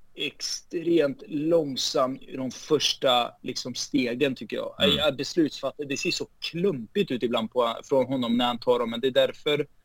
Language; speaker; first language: Swedish; early bilingual, heritage; Spanish